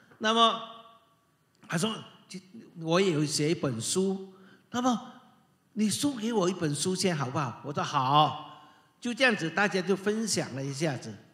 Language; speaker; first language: Chinese; native; Chinese